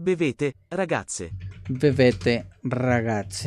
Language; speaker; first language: Italian; non-native, learner; Spanish